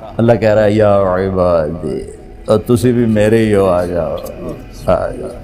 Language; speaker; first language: Urdu; non-native, local second language; Punjabi